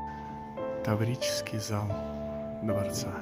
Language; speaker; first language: Russian; native; Russian